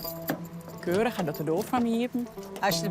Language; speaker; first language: Dutch; native; Dutch